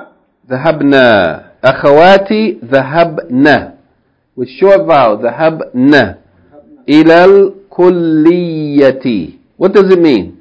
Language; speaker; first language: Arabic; non-native, fluent; English